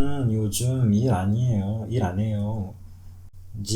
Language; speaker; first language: Korean; non-native, learner; French